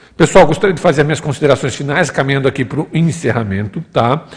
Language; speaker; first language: Portuguese; native; Portuguese